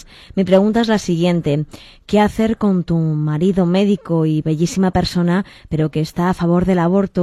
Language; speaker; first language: Spanish; native; Spanish